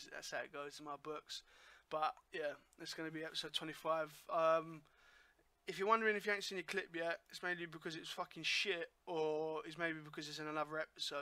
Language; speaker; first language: English; native; English